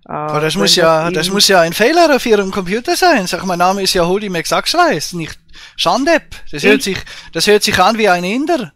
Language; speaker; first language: German; native; German